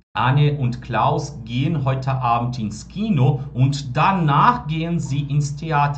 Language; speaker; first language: German; non-native, fluent; Portuguese